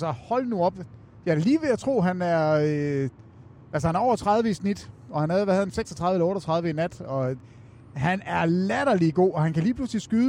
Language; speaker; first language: Danish; native; Danish